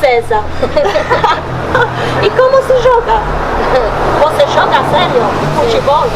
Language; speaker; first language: Portuguese; non-native, learner; Polish